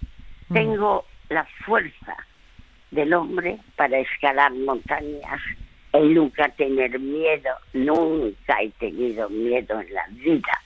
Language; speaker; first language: Spanish; early bilingual, other home language; French